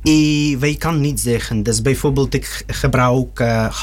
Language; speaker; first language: Dutch; non-native, learner; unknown